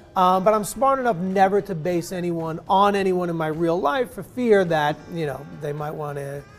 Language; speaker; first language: English; native; English